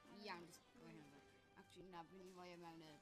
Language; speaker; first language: Welsh; non-native, local second language; English